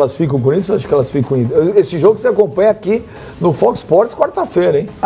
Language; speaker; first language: Portuguese; native; Portuguese